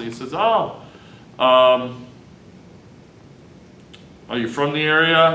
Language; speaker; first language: English; native; English